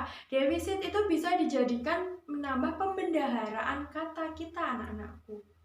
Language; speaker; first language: Indonesian; native; Indonesian